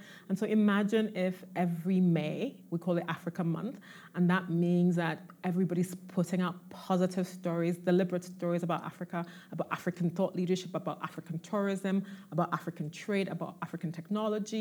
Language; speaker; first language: English; non-native, local second language; Igbo